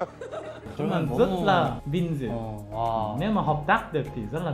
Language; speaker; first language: Vietnamese; non-native, fluent; Korean